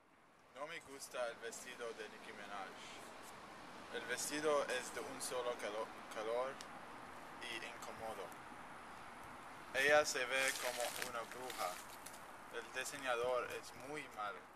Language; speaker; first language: Spanish; non-native, learner; English